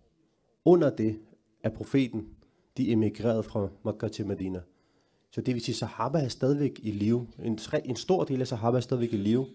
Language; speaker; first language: Danish; early bilingual, other home language; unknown